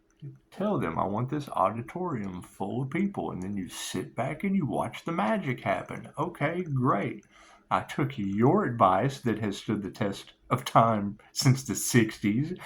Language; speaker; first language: English; native; English